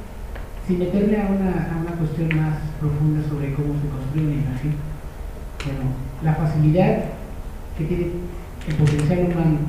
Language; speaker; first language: Spanish; native; Spanish